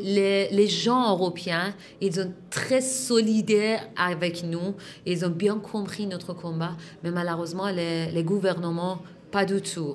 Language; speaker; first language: French; non-native, fluent; Persian